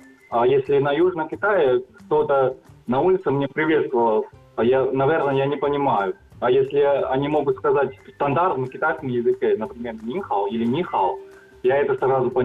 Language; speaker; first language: Russian; non-native, fluent; Chinese